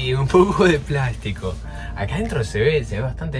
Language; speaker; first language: Spanish; native; Spanish